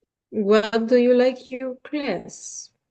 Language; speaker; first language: English; non-native, learner; Spanish